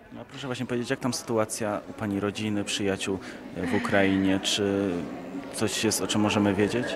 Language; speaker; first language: Polish; native; Polish